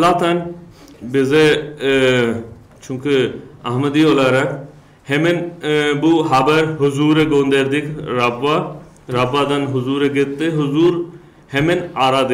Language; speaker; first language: Turkish; non-native, learner; Urdu